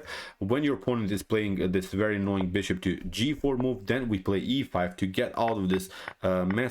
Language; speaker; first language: English; non-native, fluent; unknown